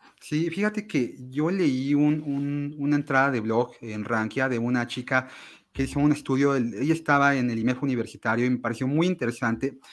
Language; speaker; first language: Spanish; native; Spanish